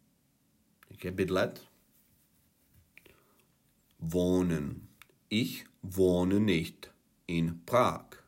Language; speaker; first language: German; non-native, fluent; Czech